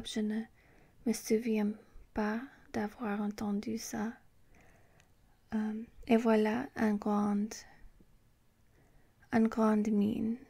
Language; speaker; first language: French; non-native, learner; English